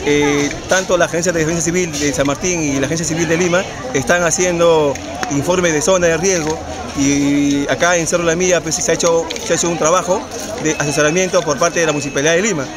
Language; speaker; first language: Spanish; native; Spanish